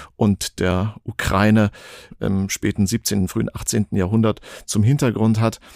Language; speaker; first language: German; non-native, fluent; Ukrainian